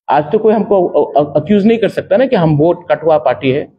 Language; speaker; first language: Hindi; non-native, local second language; Bangla